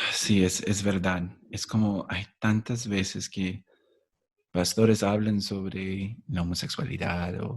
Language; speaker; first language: Spanish; non-native, fluent; English